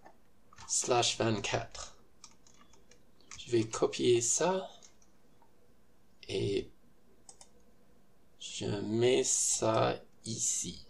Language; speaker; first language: French; non-native, fluent; English